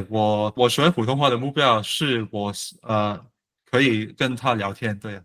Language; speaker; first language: Chinese; non-native, learner; English